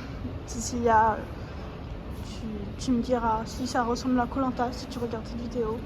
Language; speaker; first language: French; native; French